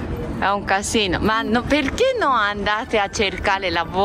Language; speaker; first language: Italian; non-native, fluent; Japanese